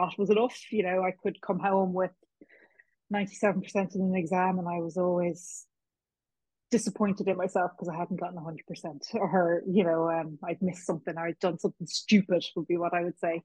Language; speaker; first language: English; native; English